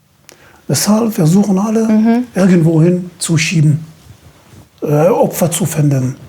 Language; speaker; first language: German; non-native, fluent; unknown